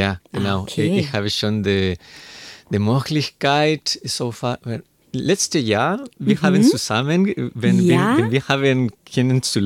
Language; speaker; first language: German; non-native, learner; Spanish